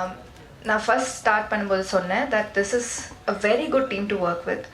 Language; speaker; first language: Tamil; non-native, learner; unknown